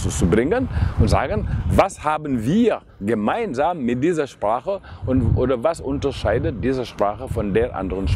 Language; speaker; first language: German; non-native, fluent; Wolof